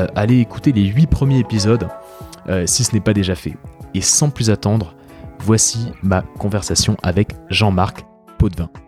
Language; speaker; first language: French; native; French